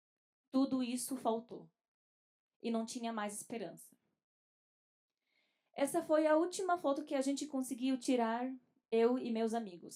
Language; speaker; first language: Portuguese; non-native, fluent; Arabic